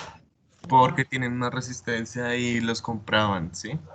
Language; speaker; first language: Spanish; native; Spanish